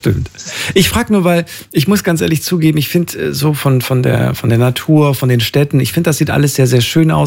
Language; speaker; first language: German; native; German